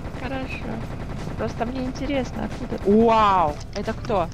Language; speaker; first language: Russian; native; Russian